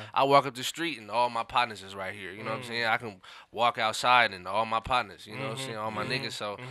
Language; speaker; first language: English; native; English